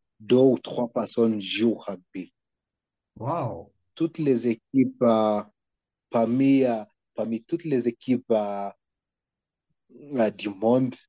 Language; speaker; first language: French; non-native, learner; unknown